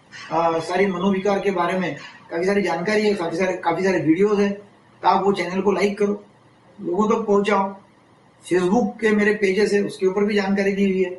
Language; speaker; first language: Hindi; non-native, local second language; Marathi